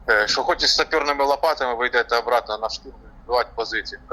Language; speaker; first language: Ukrainian; non-native, local second language; Russian